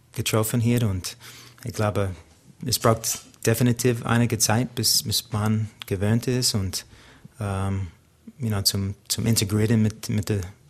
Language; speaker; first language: German; non-native, learner; English